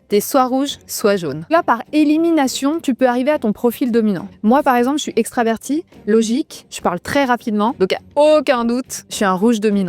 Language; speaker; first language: French; native; French